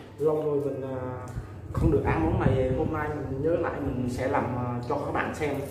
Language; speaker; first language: Vietnamese; non-native, local second language; Khmer